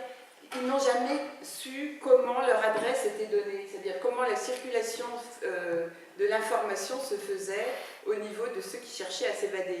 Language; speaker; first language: French; native; French